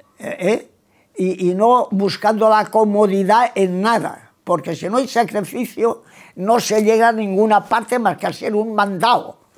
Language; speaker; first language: Spanish; non-native, local second language; Catalan